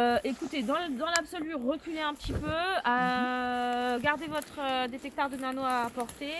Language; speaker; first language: French; native; French